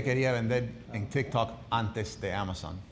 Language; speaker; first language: Spanish; early bilingual, heritage; English